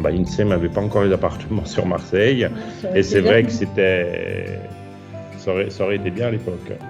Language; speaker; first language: French; native; French